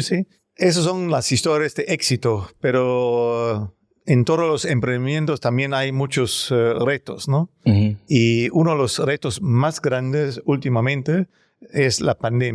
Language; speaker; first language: Spanish; non-native, learner; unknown